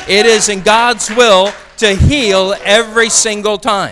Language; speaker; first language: English; native; English